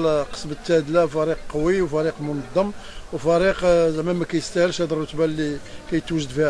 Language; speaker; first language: Arabic; native; Arabic